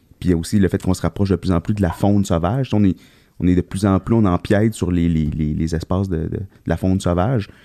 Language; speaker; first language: French; native; French